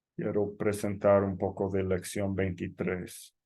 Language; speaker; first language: Spanish; non-native, fluent; English